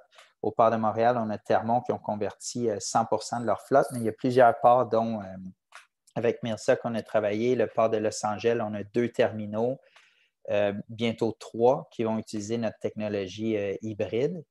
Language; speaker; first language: French; native; French